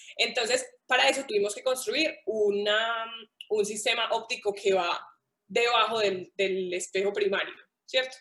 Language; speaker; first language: Spanish; native; Spanish